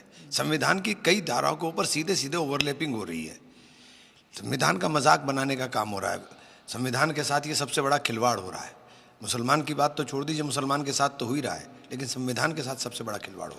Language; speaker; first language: Hindi; native; Hindi